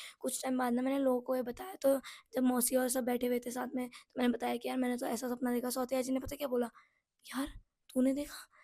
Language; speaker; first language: Hindi; non-native, local second language; Nepali